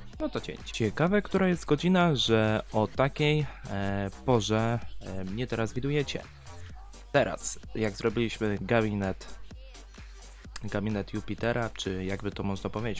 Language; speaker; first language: Polish; native; Polish